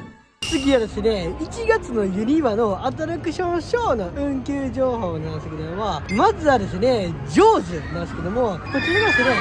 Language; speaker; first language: Japanese; native; Japanese